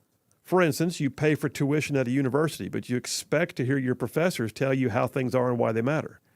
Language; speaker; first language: English; native; English